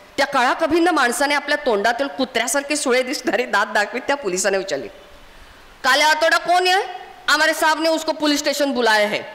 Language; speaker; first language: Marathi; non-native, local second language; Konkani